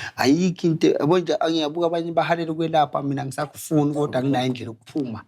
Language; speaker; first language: Zulu; native; Zulu